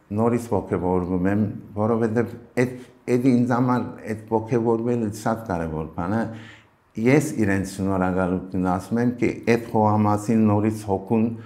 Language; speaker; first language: Armenian; early bilingual, heritage; Armenian